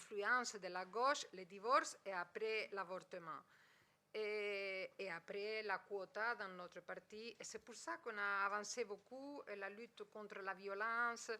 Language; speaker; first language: French; non-native, fluent; Spanish